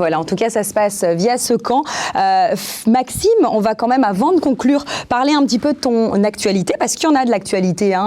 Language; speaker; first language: French; native; French